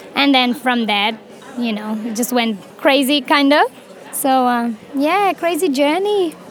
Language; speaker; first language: English; non-native, fluent; Romanian